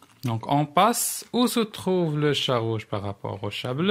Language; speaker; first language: French; non-native, local second language; Arabic